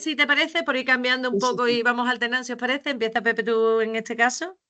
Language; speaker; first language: Spanish; native; Spanish